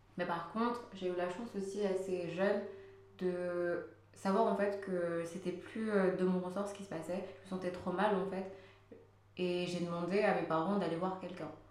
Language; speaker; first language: French; early bilingual, other home language; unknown